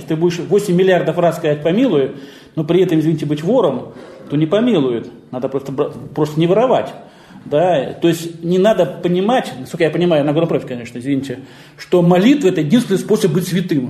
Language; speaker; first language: Russian; native; Russian